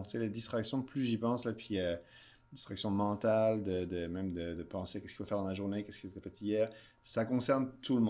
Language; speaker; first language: French; native; French